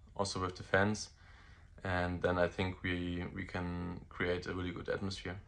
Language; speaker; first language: English; non-native, fluent; German